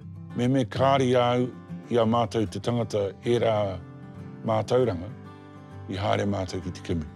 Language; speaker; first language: Māori; non-native, local second language; English